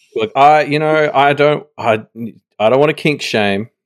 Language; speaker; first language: English; native; English